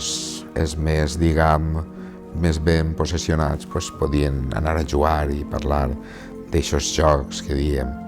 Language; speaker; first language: Catalan; native; Catalan